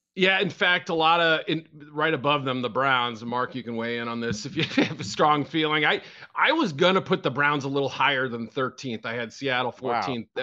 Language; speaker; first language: English; native; English